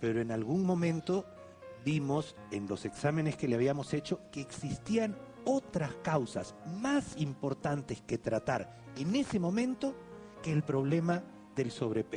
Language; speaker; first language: Spanish; native; Spanish